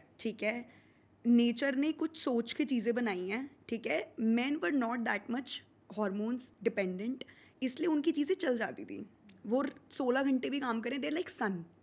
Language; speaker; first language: Hindi; native; Hindi